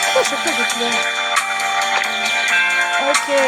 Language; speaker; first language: French; native; French